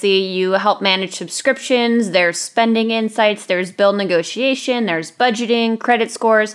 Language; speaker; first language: English; native; English